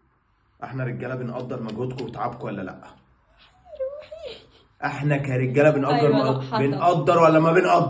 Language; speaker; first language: Arabic; native; Arabic